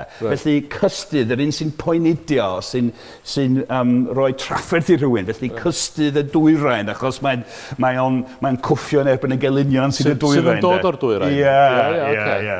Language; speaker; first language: Welsh; non-native, fluent; English